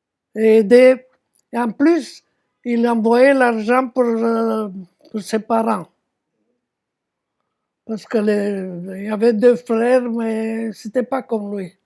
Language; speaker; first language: French; non-native, fluent; Romanian